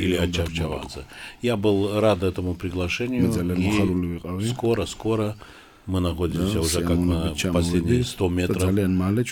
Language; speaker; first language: Russian; non-native, fluent; Romanian